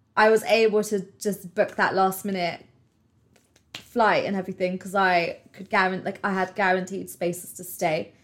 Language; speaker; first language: English; native; English